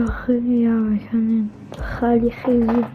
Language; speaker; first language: Dutch; non-native, local second language; French